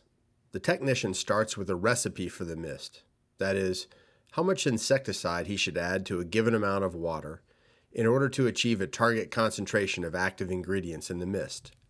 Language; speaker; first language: English; native; English